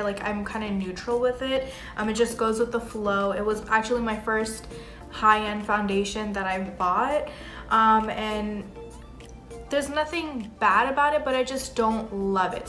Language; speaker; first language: English; native; English